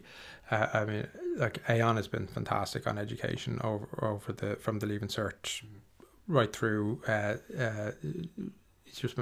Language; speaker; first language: English; native; English